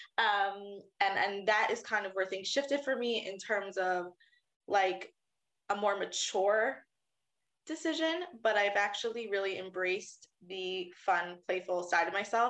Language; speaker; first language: English; native; English